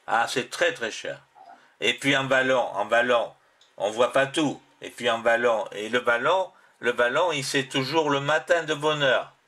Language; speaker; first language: French; native; French